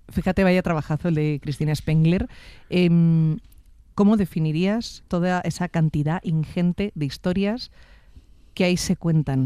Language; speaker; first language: Spanish; native; Spanish